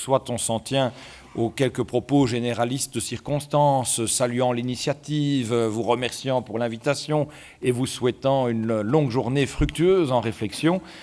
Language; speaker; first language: French; native; French